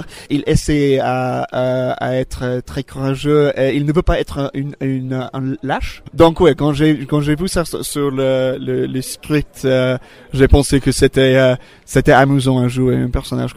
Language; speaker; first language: French; non-native, learner; English